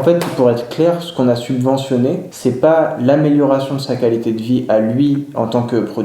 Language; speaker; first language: French; native; French